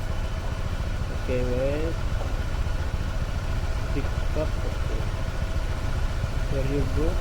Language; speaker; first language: English; non-native, learner; Indonesian